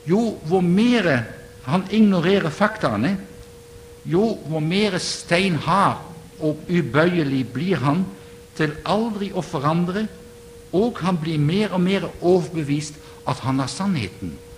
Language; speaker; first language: Norwegian; non-native, fluent; Dutch